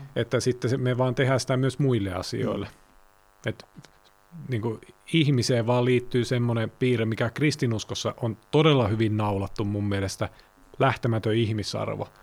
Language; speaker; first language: Finnish; native; Finnish